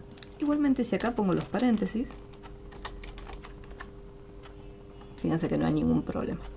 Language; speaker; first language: Spanish; native; Spanish